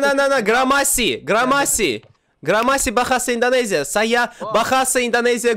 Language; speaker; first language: Indonesian; non-native, learner; Russian